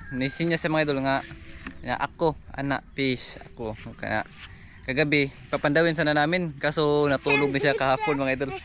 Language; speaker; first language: Filipino; non-native, local second language; Cebuano